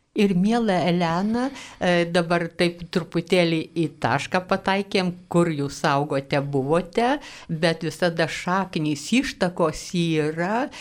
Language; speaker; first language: Lithuanian; native; Lithuanian